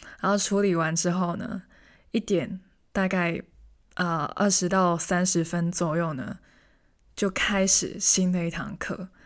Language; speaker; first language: Chinese; non-native, local second language; Cantonese